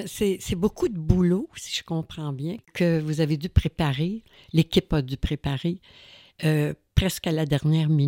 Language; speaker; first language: French; native; French